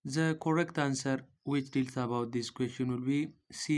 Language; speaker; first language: English; non-native, local second language; Amharic